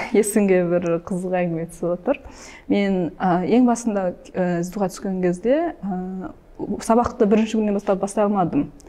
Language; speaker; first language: Kazakh; early bilingual, heritage; Kazakh